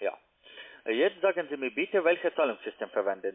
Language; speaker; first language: German; non-native, learner; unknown